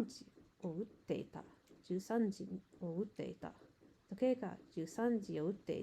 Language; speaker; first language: Japanese; non-native, learner; English